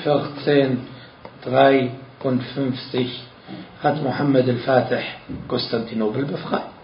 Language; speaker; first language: German; non-native, fluent; Arabic